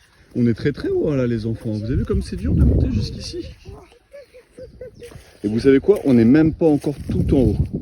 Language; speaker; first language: French; native; French